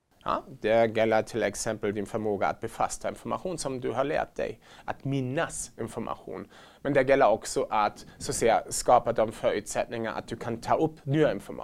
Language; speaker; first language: Swedish; non-native, fluent; German